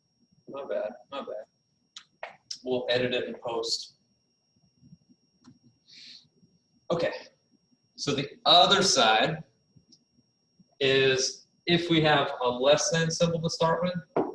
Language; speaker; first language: English; native; English